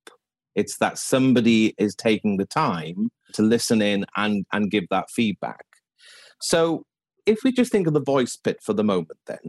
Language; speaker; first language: English; native; English